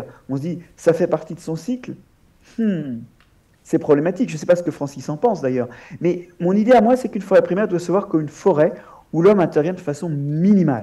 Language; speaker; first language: French; native; French